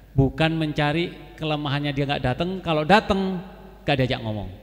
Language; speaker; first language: Indonesian; native; Indonesian